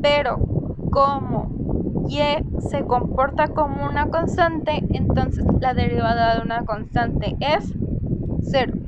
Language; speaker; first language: Spanish; native; Spanish